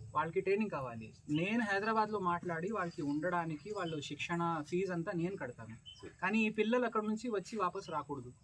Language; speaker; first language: Telugu; non-native, local second language; Marathi